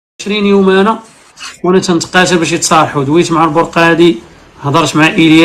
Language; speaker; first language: Arabic; native; Arabic